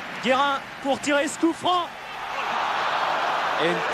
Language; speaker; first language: French; native; French